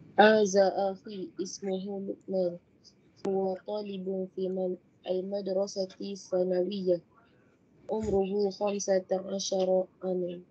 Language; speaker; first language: Arabic; non-native, fluent; Malay